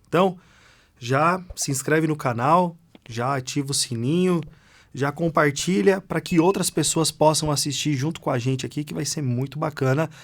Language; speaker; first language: Portuguese; native; Portuguese